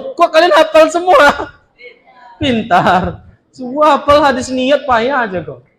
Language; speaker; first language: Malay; non-native, local second language; Minangkabau